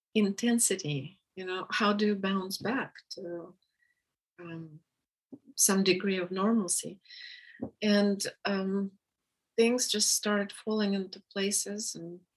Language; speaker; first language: English; non-native, fluent; Russian